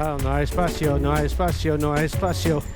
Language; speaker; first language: Spanish; non-native, learner; English